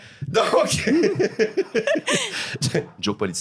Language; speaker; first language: French; native; French